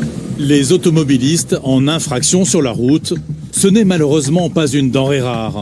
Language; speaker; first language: French; native; French